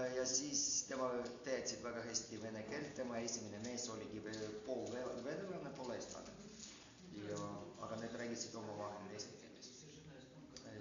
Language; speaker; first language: Estonian; non-native, fluent; Ukrainian